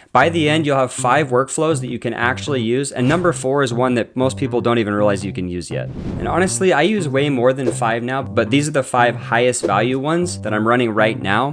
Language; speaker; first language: English; native; English